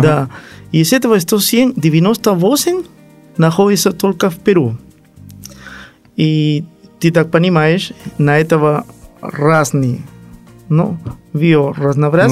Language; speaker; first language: Russian; non-native, learner; Spanish